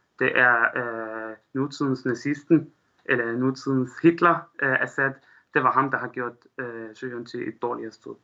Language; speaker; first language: Danish; non-native, fluent; Arabic